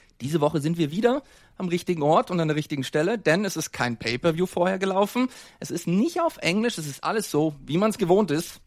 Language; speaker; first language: German; native; German